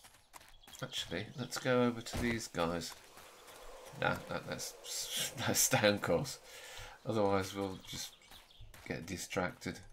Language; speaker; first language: English; native; English